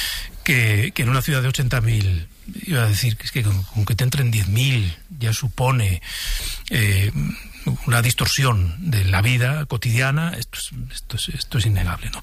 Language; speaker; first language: Spanish; native; Spanish